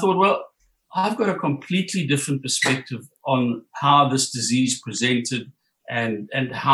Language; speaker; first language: English; native; English